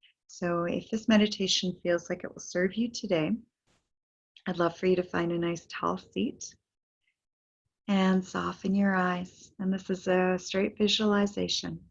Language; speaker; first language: English; native; English